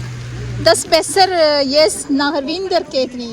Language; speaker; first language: German; non-native, learner; Tamil